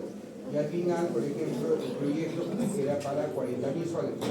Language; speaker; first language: Spanish; native; Spanish